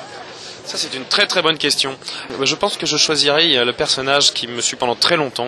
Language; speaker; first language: French; native; French